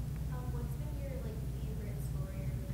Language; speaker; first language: English; native; English